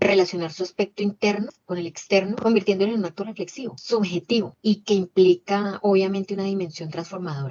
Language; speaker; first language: Spanish; native; Spanish